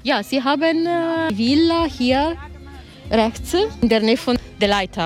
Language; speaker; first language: German; non-native, learner; Italian